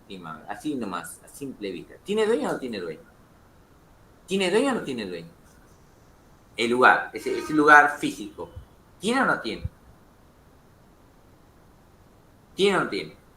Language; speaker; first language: Spanish; native; Spanish